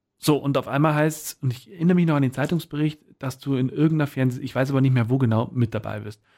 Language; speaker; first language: German; native; German